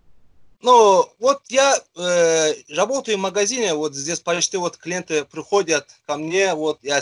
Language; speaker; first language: Russian; non-native, fluent; Azerbaijani